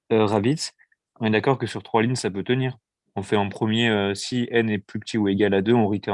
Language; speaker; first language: French; native; French